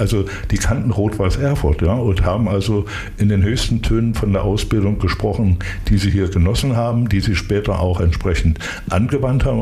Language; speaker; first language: German; native; German